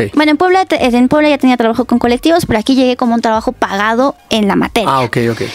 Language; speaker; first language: Spanish; native; Spanish